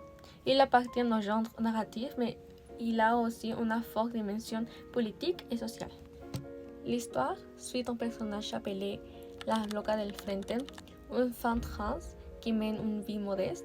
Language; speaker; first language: French; non-native, learner; Spanish